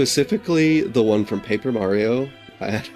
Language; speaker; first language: English; native; English